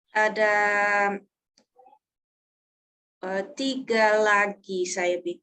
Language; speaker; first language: Indonesian; non-native, learner; Dutch